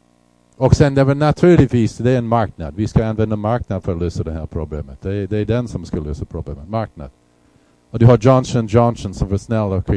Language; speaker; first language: Swedish; non-native, fluent; English